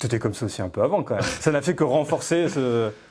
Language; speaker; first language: French; native; French